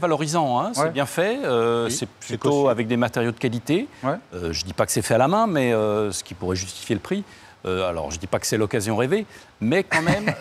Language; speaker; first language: French; native; French